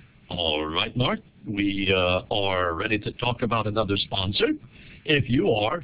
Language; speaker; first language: English; early bilingual, other home language; French